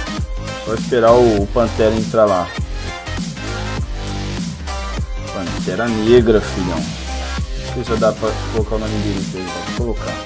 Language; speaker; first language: Portuguese; native; Portuguese